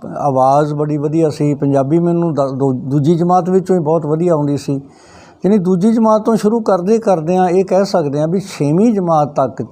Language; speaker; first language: Punjabi; native; Punjabi